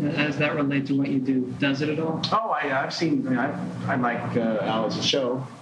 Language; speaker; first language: English; non-native, fluent; Dutch